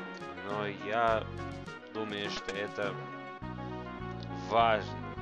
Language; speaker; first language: Russian; non-native, learner; English